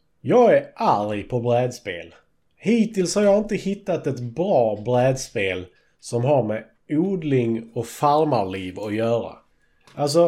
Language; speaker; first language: Swedish; native; Swedish